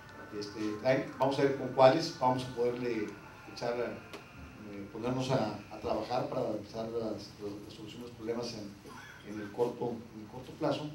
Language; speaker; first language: Spanish; native; Spanish